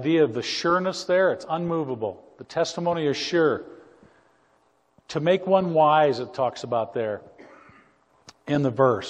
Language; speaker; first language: English; native; English